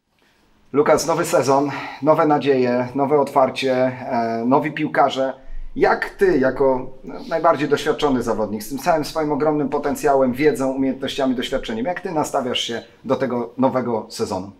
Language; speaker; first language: Polish; native; Polish